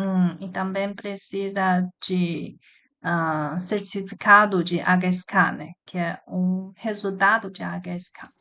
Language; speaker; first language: Portuguese; non-native, learner; Chinese